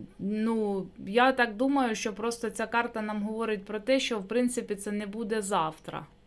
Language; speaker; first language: Ukrainian; non-native, local second language; Russian